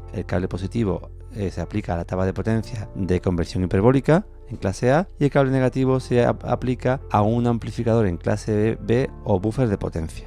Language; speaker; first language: Spanish; native; Spanish